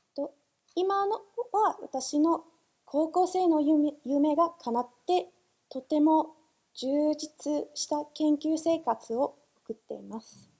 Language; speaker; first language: Japanese; non-native, fluent; English